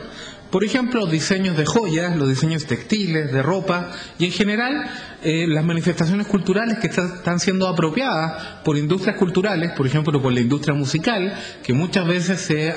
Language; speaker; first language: Spanish; native; Spanish